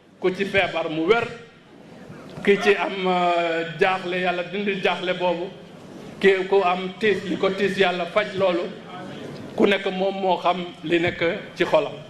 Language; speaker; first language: Wolof; non-native, local second language; Fula